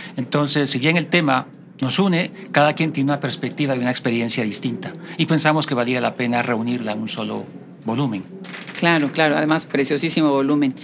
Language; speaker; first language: Spanish; native; Spanish